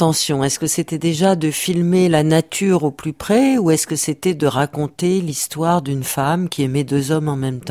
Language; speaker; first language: French; native; French